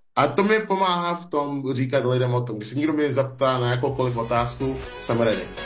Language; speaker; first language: Czech; non-native, fluent; English